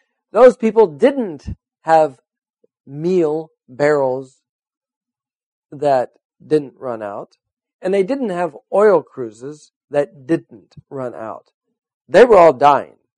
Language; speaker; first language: English; native; English